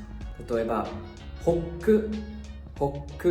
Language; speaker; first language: Japanese; non-native, fluent; Thai